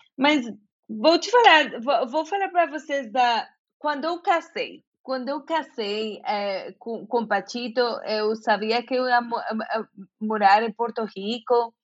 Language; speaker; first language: Portuguese; non-native, fluent; Spanish